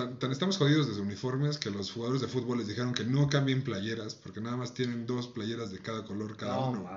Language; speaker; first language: Spanish; native; Spanish